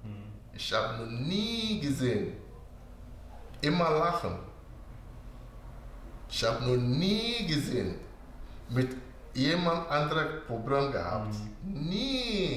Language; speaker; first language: German; non-native, learner; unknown